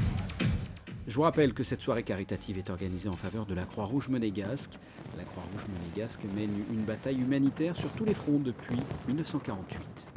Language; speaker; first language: French; native; French